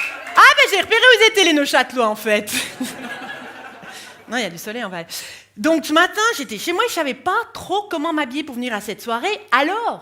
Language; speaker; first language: French; native; French